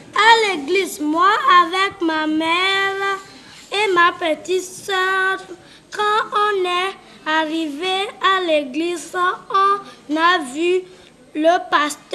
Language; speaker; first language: French; non-native, learner; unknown